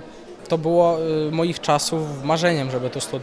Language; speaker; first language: Polish; early bilingual, heritage; Polish